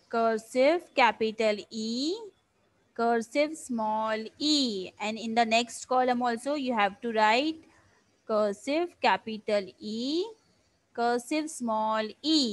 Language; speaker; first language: English; non-native, local second language; Hindi